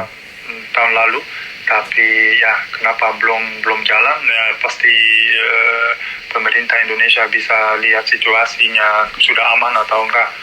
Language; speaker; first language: Indonesian; non-native, learner; Dutch